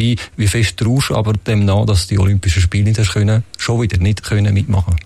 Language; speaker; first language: German; native; German